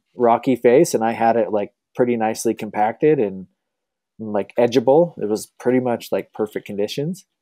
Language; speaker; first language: English; native; English